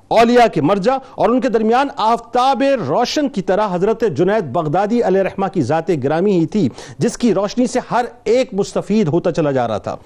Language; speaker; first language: Urdu; native; Urdu